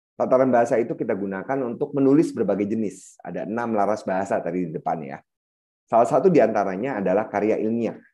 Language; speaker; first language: Indonesian; native; Indonesian